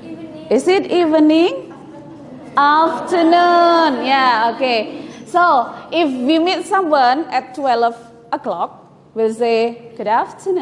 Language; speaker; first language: English; non-native, fluent; Indonesian